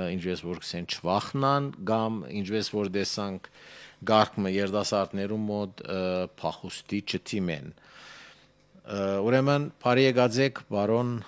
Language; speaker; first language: Armenian; early bilingual, heritage; Armenian